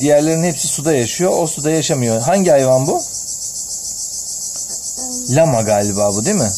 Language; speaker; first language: Turkish; native; Turkish